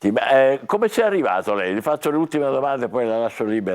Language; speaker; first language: Italian; native; Italian